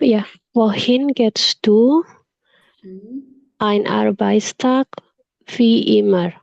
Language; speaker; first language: German; non-native, learner; Indonesian